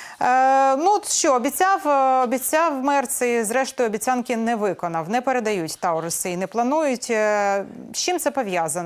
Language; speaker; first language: Ukrainian; native; Ukrainian